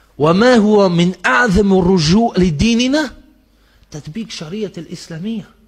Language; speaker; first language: Arabic; non-native, fluent; German